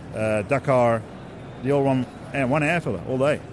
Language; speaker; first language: English; non-native, fluent; Dutch